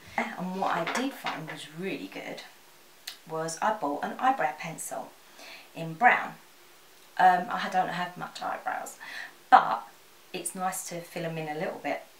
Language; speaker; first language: English; native; English